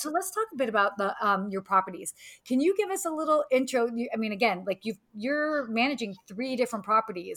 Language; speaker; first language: English; native; English